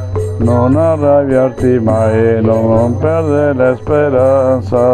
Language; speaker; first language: Italian; non-native, learner; Spanish